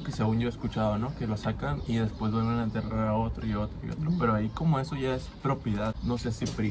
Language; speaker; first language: Spanish; native; Spanish